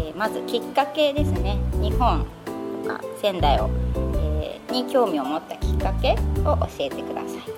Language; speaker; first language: Japanese; native; Japanese